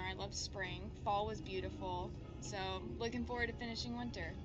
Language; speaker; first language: English; native; English